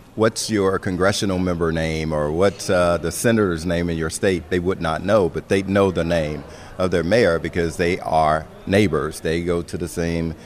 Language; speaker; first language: English; native; English